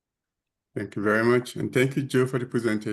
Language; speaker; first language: English; native; English